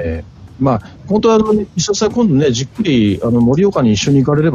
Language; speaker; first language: Japanese; native; Japanese